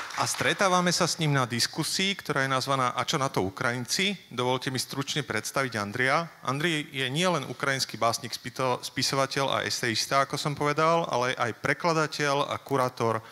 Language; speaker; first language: Slovak; native; Slovak